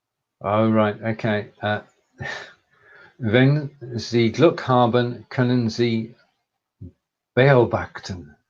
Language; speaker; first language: German; non-native, learner; English